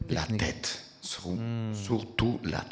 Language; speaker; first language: French; non-native, learner; Italian